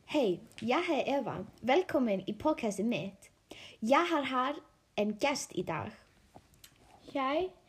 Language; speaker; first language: Swedish; non-native, learner; Icelandic